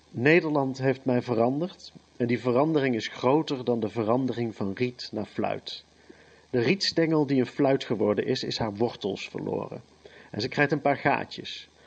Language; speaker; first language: Dutch; native; Dutch